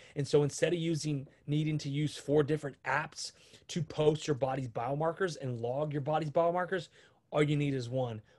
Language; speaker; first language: English; native; English